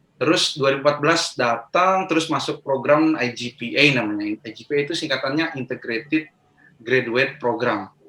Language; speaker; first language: Indonesian; native; Indonesian